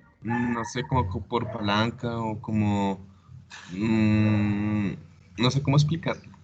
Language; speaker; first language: Spanish; native; Spanish